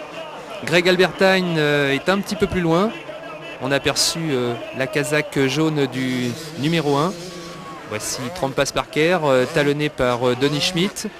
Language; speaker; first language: French; native; French